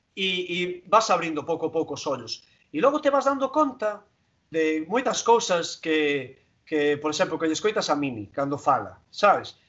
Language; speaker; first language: Galician; non-native, local second language; Spanish